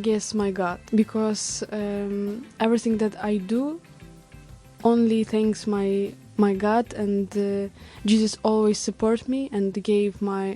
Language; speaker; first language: English; non-native, learner; Ukrainian